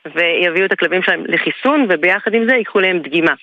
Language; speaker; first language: Hebrew; native; Hebrew